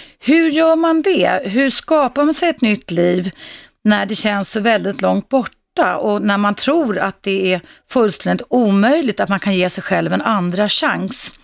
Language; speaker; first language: Swedish; native; Swedish